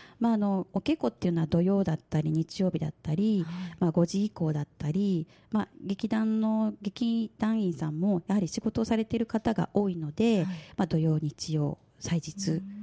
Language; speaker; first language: Japanese; native; Japanese